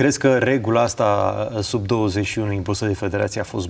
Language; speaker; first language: Romanian; native; Romanian